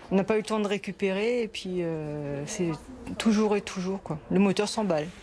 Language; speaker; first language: French; native; French